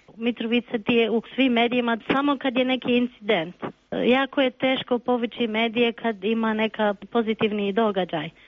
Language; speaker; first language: Serbian; non-native, local second language; Albanian